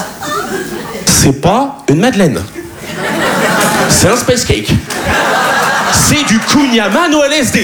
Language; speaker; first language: French; native; French